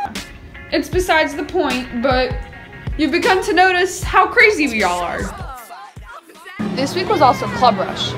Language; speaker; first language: English; native; English